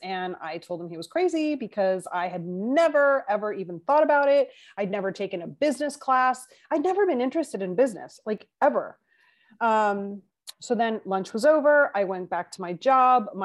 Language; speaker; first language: English; non-native, fluent; Spanish